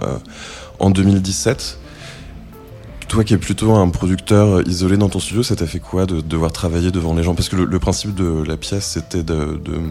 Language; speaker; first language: French; native; French